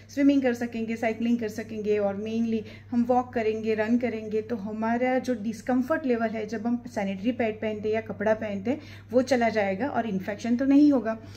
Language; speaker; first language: Hindi; non-native, local second language; Gujarati